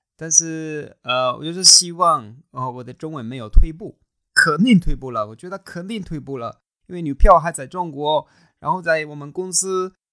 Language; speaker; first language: Chinese; non-native, fluent; Spanish